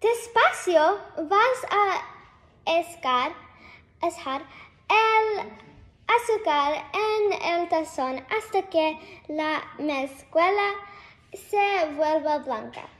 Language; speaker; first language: Spanish; non-native, learner; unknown